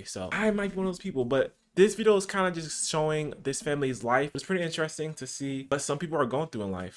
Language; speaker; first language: English; native; English